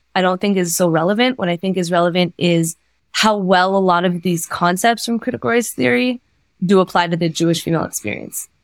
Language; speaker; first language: English; native; English